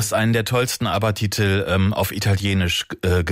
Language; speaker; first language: German; native; German